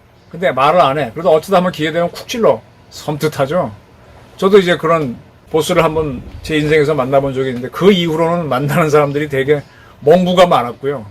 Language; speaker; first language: Korean; native; Korean